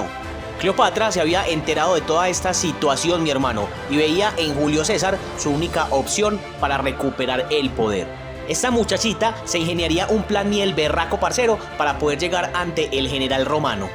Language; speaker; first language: Spanish; native; Spanish